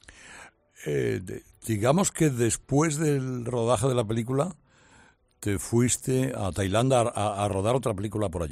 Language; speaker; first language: Spanish; native; Spanish